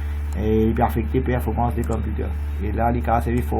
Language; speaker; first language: French; non-native, local second language; Morisyen